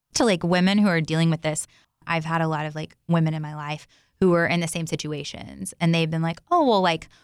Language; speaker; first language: English; native; English